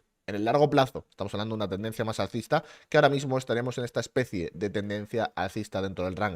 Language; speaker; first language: Spanish; native; Spanish